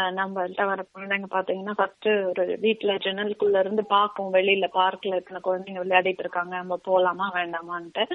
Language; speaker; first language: Tamil; native; Tamil